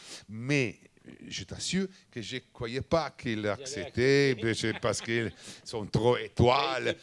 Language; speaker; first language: French; non-native, learner; Italian